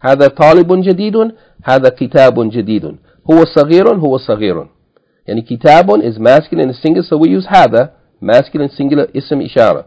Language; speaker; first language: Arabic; non-native, fluent; English